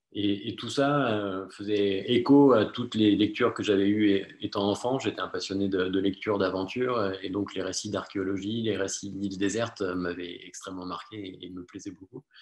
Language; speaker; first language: French; native; French